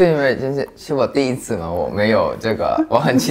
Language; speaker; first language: Chinese; non-native, learner; Thai